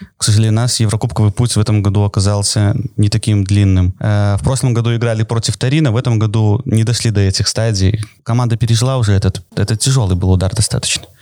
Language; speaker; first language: Russian; native; Russian